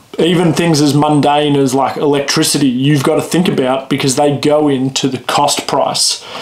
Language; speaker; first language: English; native; English